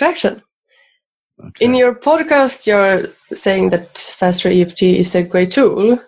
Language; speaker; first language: English; non-native, fluent; Swedish